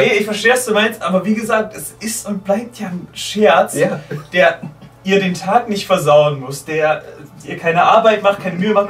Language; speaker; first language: German; native; German